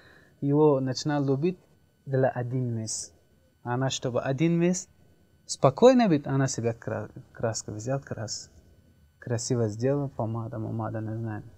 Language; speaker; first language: Russian; non-native, learner; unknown